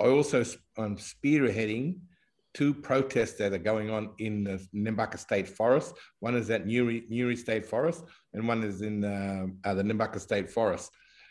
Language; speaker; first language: English; native; English